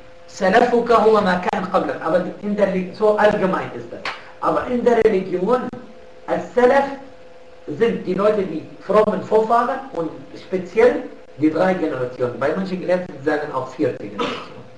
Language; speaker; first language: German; non-native, fluent; Arabic